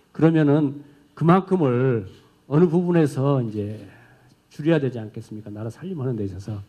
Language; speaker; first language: Korean; native; Korean